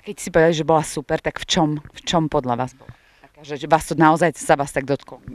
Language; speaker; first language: Slovak; native; Slovak